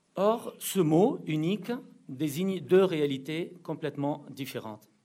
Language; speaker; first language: French; non-native, local second language; Arabic